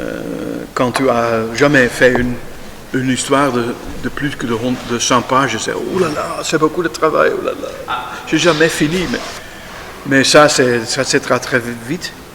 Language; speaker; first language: French; non-native, learner; Dutch